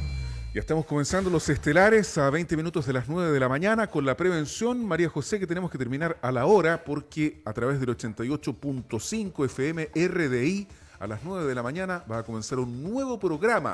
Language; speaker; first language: Spanish; native; Spanish